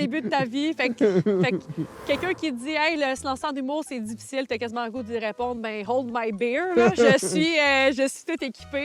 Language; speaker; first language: French; native; French